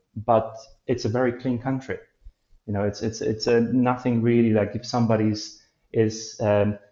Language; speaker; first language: English; non-native, fluent; Polish